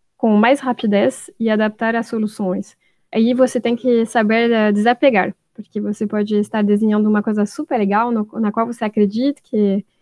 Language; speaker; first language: Portuguese; non-native, fluent; French